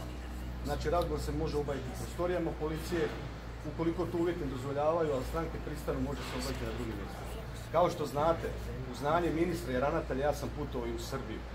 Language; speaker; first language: Croatian; native; Croatian